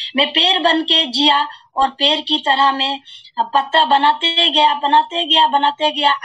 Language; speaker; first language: Hindi; non-native, local second language; Assamese